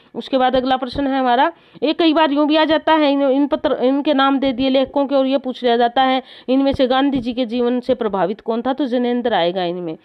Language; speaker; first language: Hindi; native; Hindi